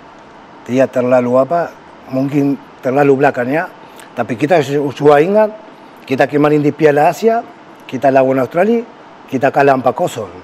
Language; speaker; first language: Indonesian; non-native, fluent; Spanish